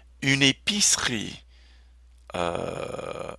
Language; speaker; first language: French; non-native, fluent; English